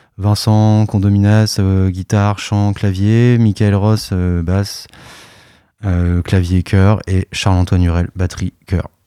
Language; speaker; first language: French; native; French